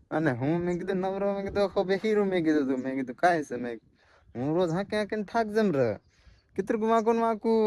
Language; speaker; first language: Hindi; non-native, local second language; Gujarati